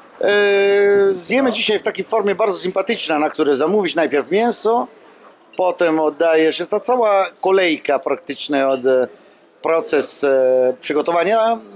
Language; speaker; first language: Polish; non-native, learner; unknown